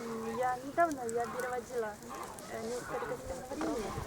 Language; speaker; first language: Russian; non-native, learner; Chinese